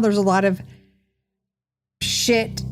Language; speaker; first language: English; native; English